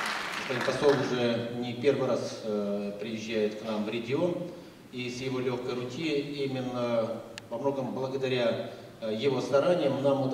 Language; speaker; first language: Russian; native; Russian